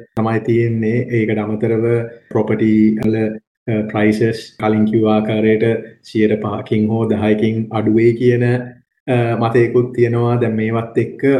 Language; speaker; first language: Sinhala; non-native, local second language; Tamil